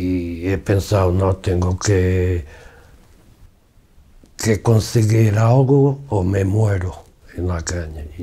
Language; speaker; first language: Spanish; non-native, fluent; Portuguese